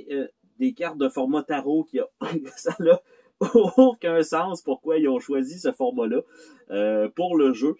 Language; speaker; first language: French; native; French